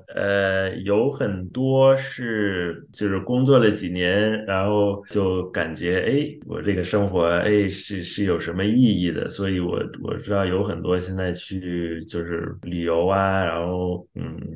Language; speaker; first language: Chinese; non-native, fluent; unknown